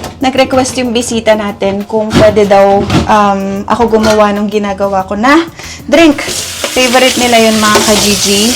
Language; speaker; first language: Filipino; native; Filipino